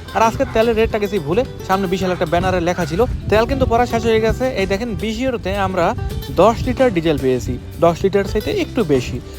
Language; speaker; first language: Bangla; native; Bangla